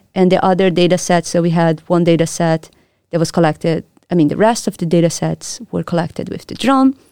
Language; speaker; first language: English; non-native, fluent; Portuguese